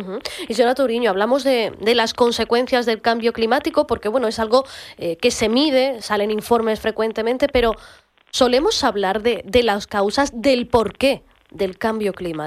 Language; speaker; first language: Spanish; native; Spanish